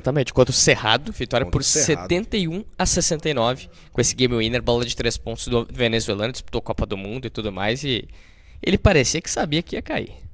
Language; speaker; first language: Portuguese; native; Portuguese